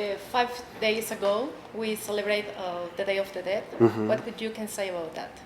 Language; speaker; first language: English; non-native, learner; Spanish